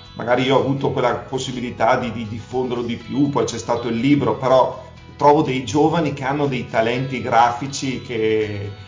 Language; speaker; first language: Italian; native; Italian